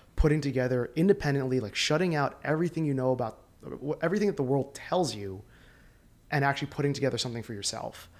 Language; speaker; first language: English; native; English